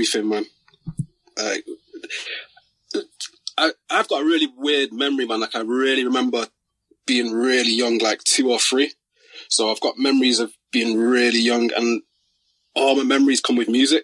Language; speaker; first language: English; native; English